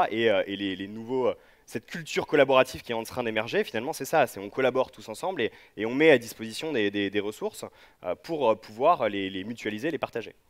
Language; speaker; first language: French; native; French